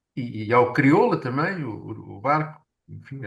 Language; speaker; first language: Portuguese; native; Portuguese